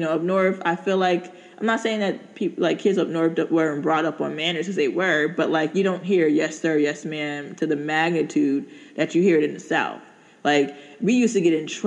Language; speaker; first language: English; native; English